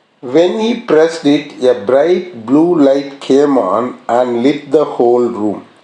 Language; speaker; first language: English; non-native, local second language; Tamil